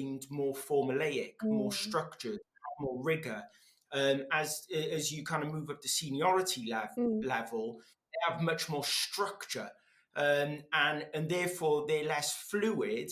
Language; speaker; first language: English; non-native, local second language; Welsh